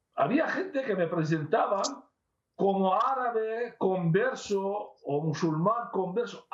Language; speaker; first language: Spanish; non-native, fluent; Arabic